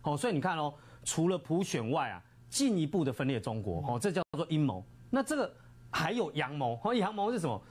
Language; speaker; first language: Chinese; native; Chinese